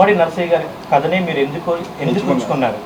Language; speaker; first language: Telugu; native; Telugu